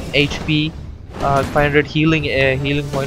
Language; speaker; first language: English; non-native, fluent; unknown